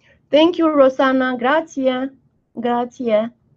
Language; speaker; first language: French; early bilingual, heritage; French